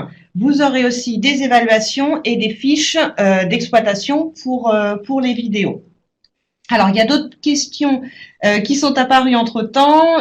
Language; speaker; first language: French; native; French